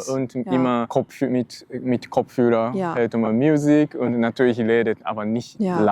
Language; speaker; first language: German; non-native, learner; Japanese